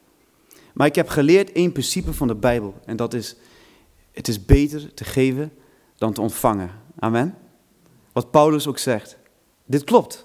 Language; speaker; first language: Dutch; non-native, fluent; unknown